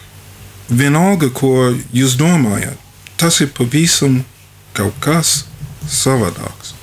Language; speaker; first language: Latvian; non-native, fluent; English